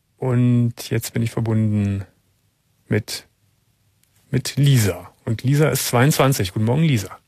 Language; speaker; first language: German; native; German